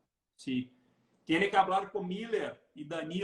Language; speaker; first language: Spanish; non-native, learner; Portuguese